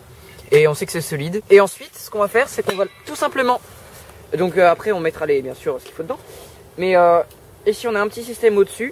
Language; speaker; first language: French; native; French